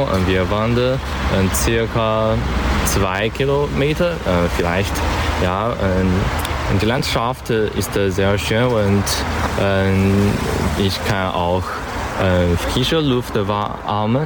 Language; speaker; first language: German; non-native, learner; Chinese